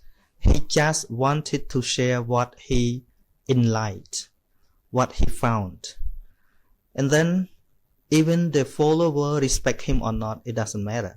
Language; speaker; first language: English; non-native, fluent; Khmer